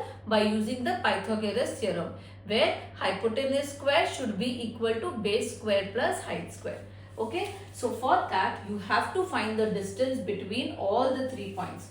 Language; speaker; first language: English; non-native, local second language; Hindi